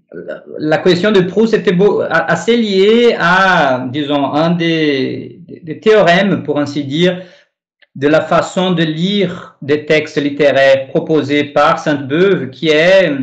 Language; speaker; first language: French; non-native, fluent; Portuguese